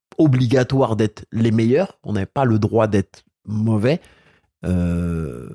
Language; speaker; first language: French; early bilingual, other home language; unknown